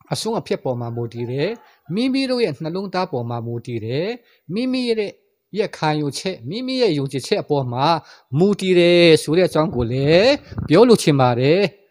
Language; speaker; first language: Burmese; non-native, local second language; Hakha Chin